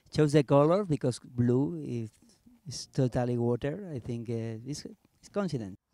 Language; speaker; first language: English; non-native, learner; Spanish